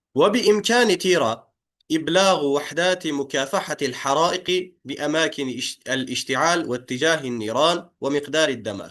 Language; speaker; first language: Arabic; non-native, fluent; Turkish